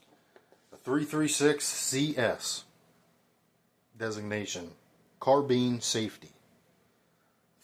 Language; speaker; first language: English; native; English